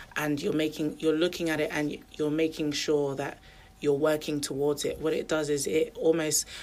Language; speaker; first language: English; native; English